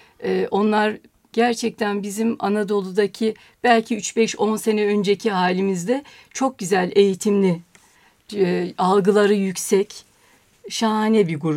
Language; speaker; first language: Turkish; native; Turkish